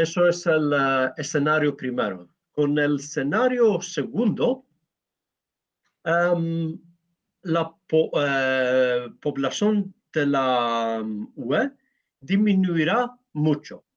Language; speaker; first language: Spanish; non-native, learner; Greek